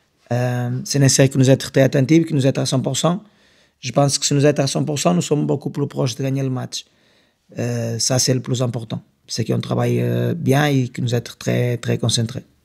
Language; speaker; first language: French; non-native, fluent; Portuguese